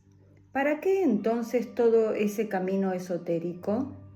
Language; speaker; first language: Spanish; native; Spanish